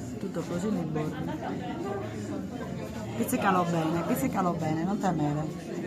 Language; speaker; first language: Italian; native; Italian